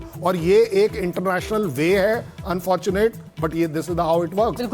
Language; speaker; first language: Hindi; native; Hindi